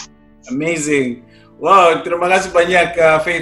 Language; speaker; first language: Indonesian; non-native, fluent; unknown